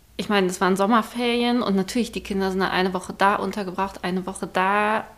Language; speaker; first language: German; native; German